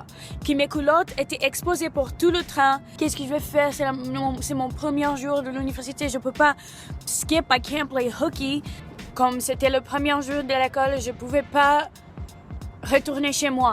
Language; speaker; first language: French; non-native, fluent; English